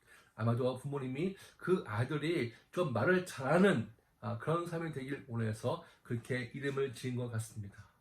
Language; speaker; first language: Korean; native; Korean